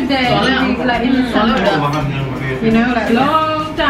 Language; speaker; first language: English; non-native, learner; Indonesian